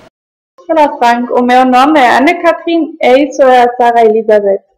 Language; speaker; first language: Galician; non-native, learner; German